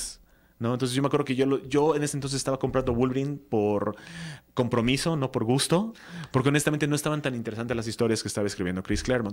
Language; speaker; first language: Spanish; native; Spanish